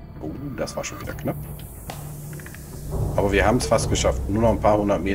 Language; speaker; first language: German; native; German